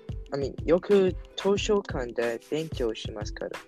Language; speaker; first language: Japanese; non-native, learner; English